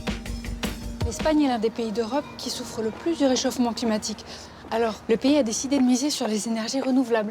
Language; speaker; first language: French; native; French